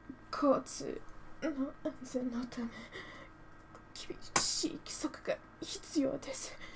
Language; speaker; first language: Japanese; non-native, fluent; English